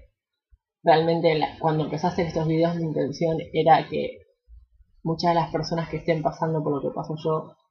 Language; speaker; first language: Spanish; native; Spanish